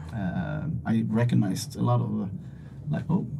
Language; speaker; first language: English; non-native, fluent; Swedish